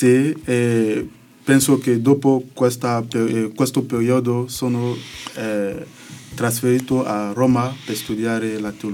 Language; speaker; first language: Italian; non-native, learner; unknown